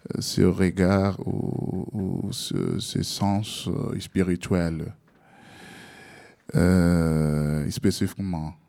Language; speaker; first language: French; non-native, learner; Portuguese